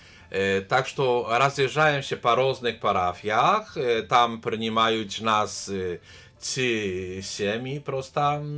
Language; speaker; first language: Polish; non-native, learner; Belarusian